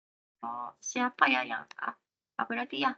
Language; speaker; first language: Indonesian; non-native, fluent; Japanese